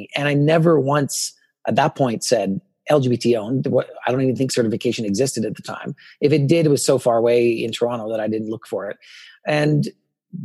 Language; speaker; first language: English; native; English